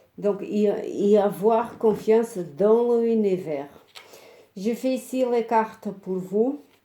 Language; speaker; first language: French; non-native, fluent; Portuguese